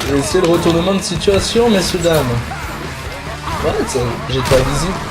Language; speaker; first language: French; native; French